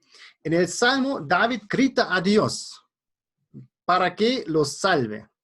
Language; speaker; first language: Spanish; non-native, fluent; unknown